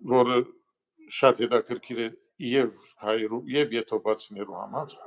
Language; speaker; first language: Armenian; early bilingual, heritage; Armenian